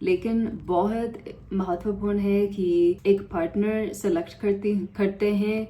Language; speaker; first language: Hindi; non-native, learner; English